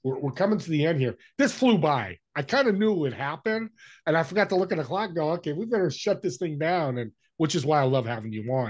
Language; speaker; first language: English; native; English